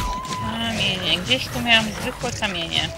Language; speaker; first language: Polish; native; Polish